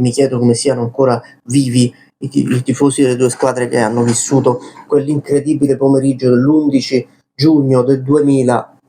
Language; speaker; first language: Italian; native; Italian